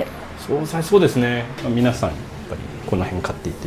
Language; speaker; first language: Japanese; native; Japanese